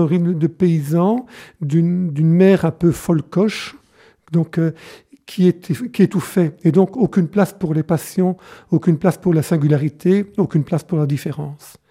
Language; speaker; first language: French; native; French